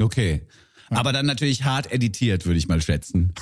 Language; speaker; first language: German; native; German